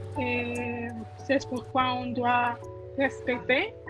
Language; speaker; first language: French; non-native, learner; Spanish